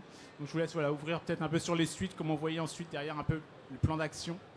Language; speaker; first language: French; native; French